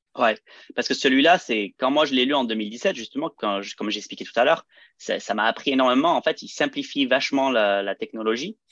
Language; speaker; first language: French; early bilingual, heritage; French